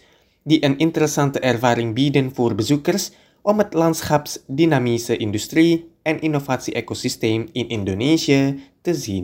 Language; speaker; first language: Dutch; non-native, fluent; Indonesian